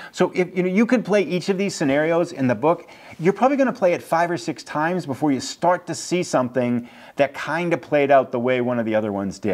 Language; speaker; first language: English; native; English